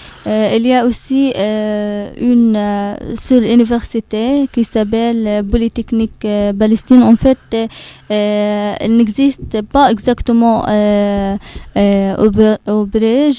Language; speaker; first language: French; non-native, learner; Arabic